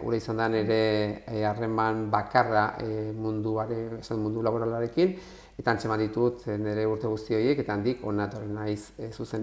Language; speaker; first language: Basque; non-native, local second language; Spanish